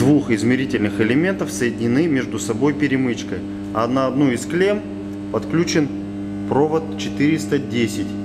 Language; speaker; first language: Russian; native; Russian